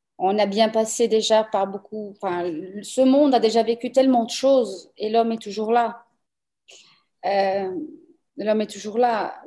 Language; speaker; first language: French; early bilingual, other home language; Portuguese